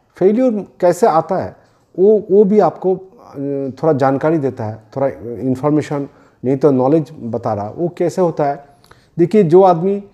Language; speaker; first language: Hindi; non-native, local second language; Bangla